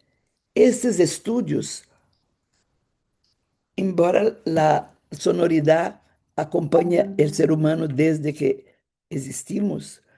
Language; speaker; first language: Spanish; non-native, fluent; Portuguese